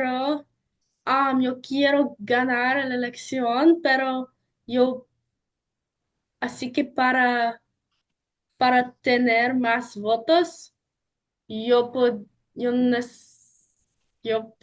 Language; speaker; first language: Spanish; non-native, learner; English